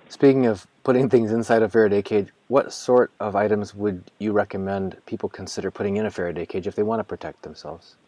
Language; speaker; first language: English; native; English